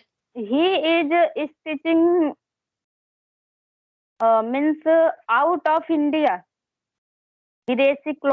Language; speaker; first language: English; non-native, learner; Hindi